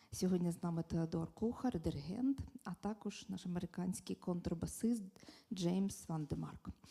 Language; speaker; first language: Ukrainian; native; Ukrainian